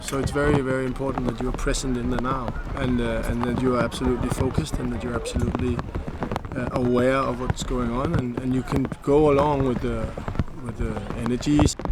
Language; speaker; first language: English; non-native, fluent; Danish